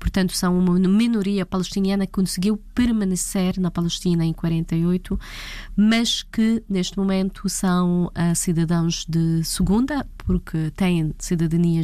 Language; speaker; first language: Portuguese; non-native, fluent; Arabic